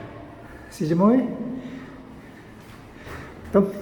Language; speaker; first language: Russian; non-native, learner; Korean